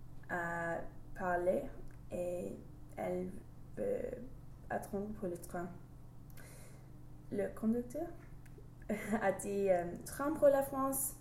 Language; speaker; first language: French; non-native, learner; English